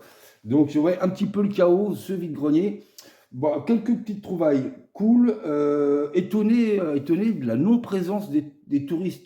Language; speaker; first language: French; native; French